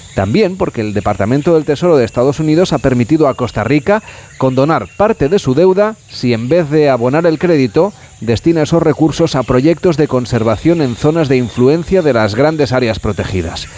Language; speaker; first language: Spanish; native; Spanish